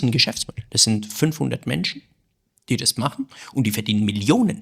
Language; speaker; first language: German; early bilingual, other home language; Persian